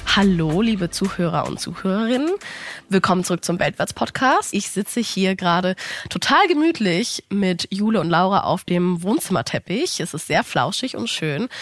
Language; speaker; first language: German; native; German